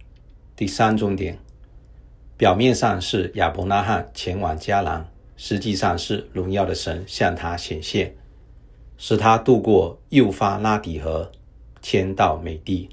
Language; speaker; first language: Chinese; native; Chinese